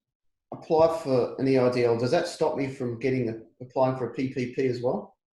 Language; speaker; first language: English; native; English